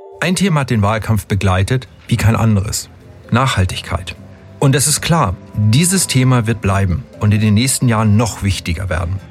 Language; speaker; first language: German; native; German